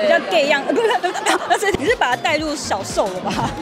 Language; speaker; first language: Chinese; native; Chinese